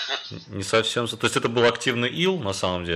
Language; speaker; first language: Russian; native; Russian